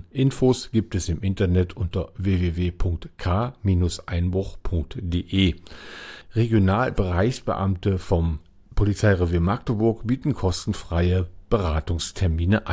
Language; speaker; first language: German; native; German